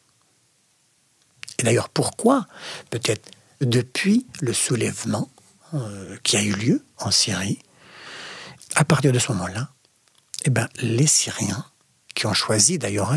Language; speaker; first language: French; non-native, fluent; Arabic